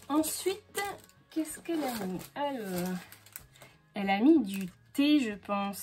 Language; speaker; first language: French; native; French